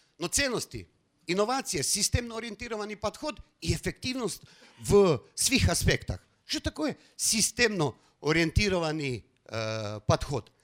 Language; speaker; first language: Russian; non-native, fluent; Slovenian